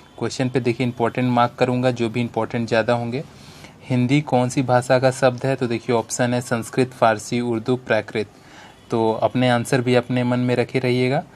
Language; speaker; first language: Hindi; native; Hindi